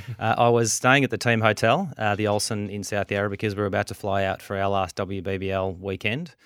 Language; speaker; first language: English; native; English